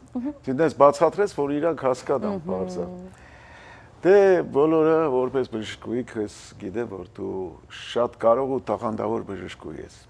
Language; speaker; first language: Armenian; native; Armenian